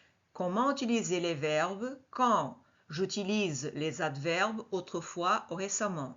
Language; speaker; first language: French; non-native, fluent; Portuguese